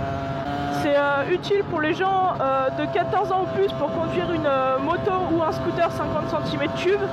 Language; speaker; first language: French; native; French